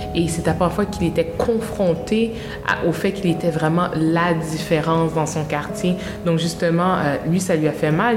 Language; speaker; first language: French; native; French